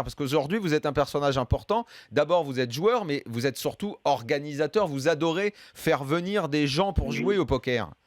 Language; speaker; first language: French; native; French